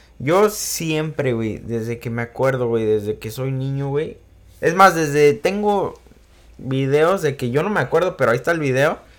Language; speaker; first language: Spanish; early bilingual, heritage; Spanish